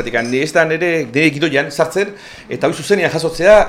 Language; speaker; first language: Basque; native; Basque